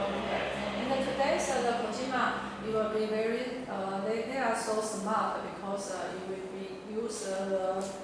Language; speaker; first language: English; non-native, learner; Chinese